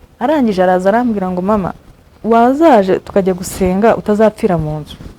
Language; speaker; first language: Kinyarwanda; early bilingual, heritage; Kinyarwanda